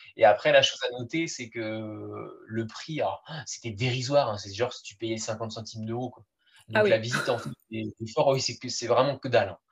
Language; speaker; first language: French; native; French